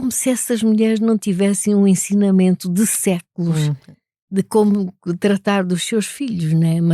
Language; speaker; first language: Portuguese; native; Portuguese